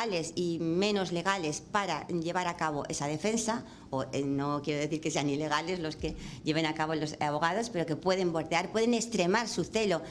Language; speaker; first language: Spanish; native; Spanish